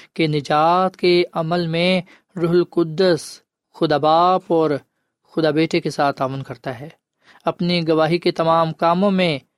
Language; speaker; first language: Urdu; non-native, local second language; Punjabi